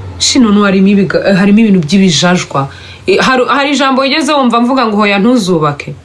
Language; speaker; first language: Kinyarwanda; native; Kinyarwanda